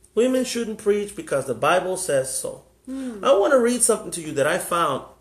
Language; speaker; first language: English; early bilingual, other home language; Spanish